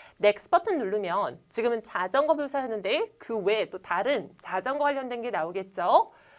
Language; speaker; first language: Korean; native; Korean